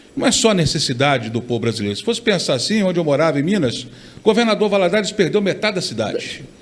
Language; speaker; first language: Portuguese; native; Portuguese